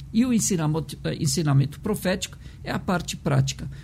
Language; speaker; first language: Portuguese; early bilingual, other home language; Arabic